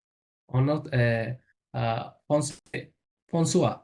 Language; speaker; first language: French; non-native, learner; Bangla